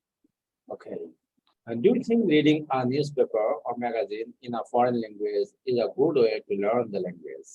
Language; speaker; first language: English; non-native, fluent; Bangla